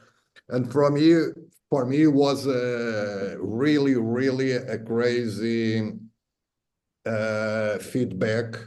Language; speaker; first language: English; non-native, fluent; Portuguese